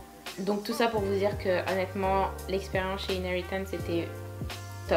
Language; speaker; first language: French; native; French